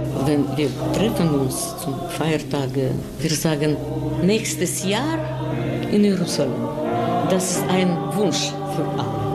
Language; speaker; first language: German; non-native, learner; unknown